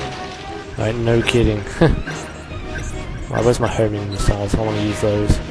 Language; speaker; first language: English; native; English